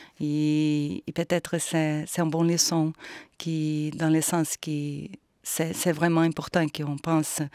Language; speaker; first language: French; non-native, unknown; Portuguese